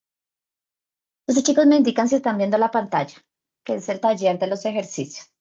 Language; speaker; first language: Spanish; native; Spanish